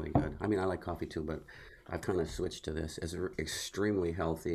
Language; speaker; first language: English; native; English